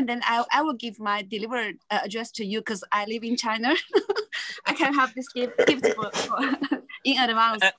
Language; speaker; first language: English; non-native, fluent; Chinese